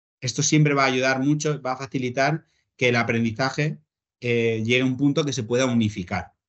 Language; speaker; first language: Spanish; native; Spanish